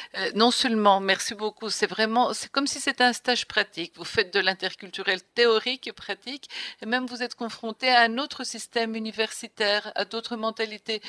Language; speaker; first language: French; non-native, fluent; Greek